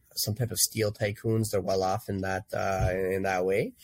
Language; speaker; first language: English; native; English